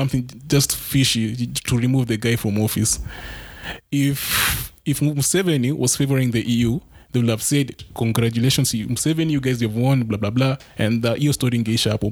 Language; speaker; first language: English; non-native, local second language; Luo (Kenya and Tanzania)